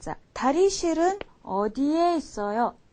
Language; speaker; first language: Korean; non-native, fluent; Mongolian